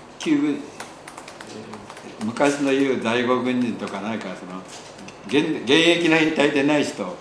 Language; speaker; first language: Japanese; native; Japanese